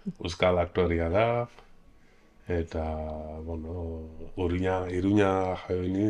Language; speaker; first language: Basque; non-native, learner; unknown